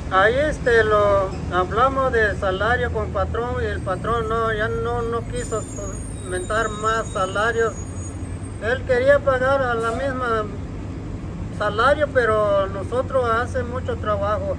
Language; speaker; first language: Spanish; non-native, local second language; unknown